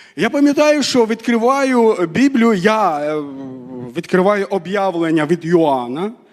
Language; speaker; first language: Ukrainian; non-native, fluent; Armenian